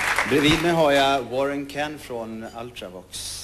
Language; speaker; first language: Swedish; native; Swedish